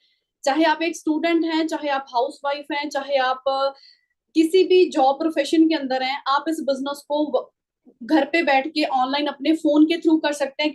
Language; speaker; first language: Hindi; non-native, local second language; Punjabi